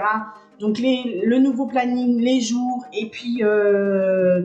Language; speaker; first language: French; native; French